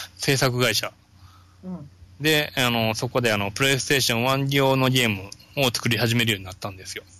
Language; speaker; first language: Japanese; native; Japanese